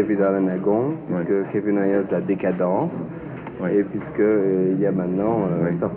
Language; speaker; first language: French; native; French